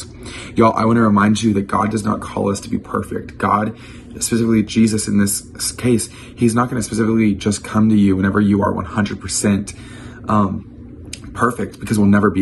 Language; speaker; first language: English; native; English